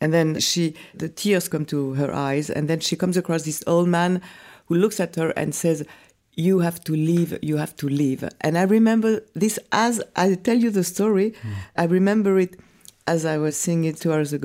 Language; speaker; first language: English; non-native, fluent; French